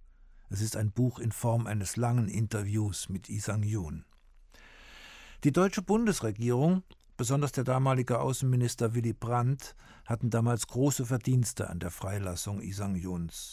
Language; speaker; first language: German; native; German